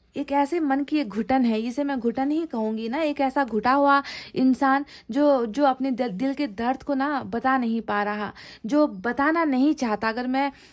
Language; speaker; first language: Hindi; native; Hindi